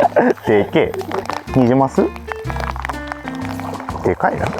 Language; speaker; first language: Japanese; native; Japanese